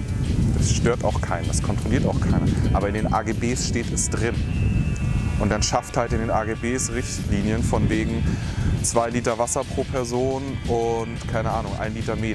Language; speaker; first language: German; native; German